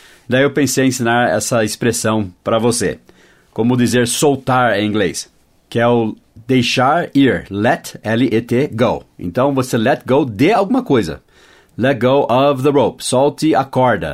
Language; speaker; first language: Portuguese; non-native, fluent; English